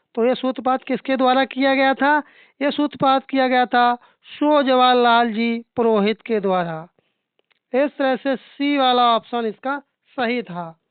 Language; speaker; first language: Hindi; native; Hindi